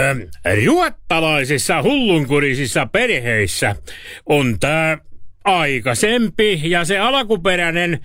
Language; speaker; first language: Finnish; native; Finnish